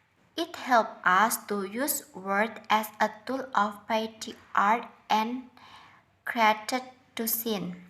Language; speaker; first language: English; non-native, learner; Indonesian